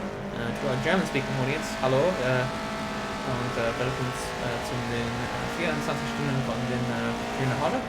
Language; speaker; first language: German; non-native, learner; English